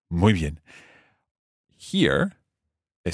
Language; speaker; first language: Spanish; non-native, fluent; English